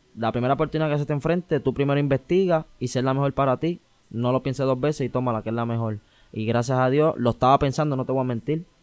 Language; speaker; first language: Spanish; native; Spanish